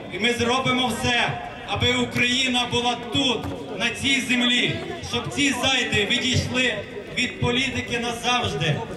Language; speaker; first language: Ukrainian; native; Ukrainian